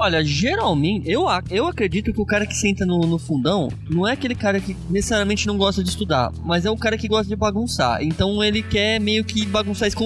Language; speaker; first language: Portuguese; native; Portuguese